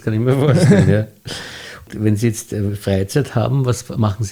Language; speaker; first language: German; native; German